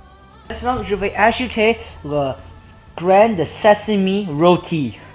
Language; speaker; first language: French; non-native, learner; English